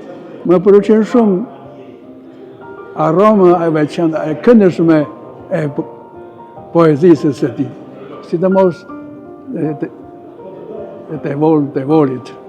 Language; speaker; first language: Albanian; non-native, fluent; Chinese